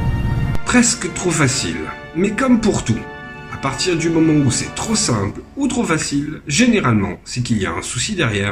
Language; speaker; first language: French; native; French